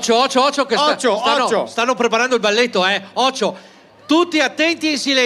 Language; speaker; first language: Italian; native; Italian